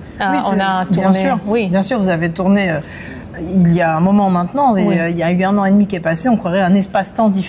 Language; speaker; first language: French; native; French